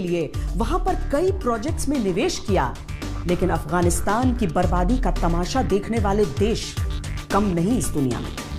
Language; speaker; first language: Hindi; native; Hindi